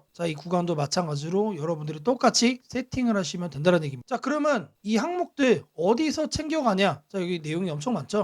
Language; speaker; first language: Korean; native; Korean